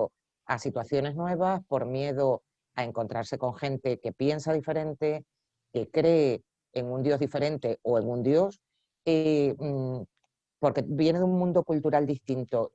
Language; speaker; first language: Spanish; native; Spanish